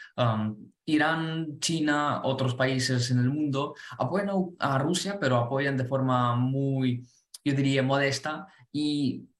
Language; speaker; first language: Spanish; non-native, fluent; Ukrainian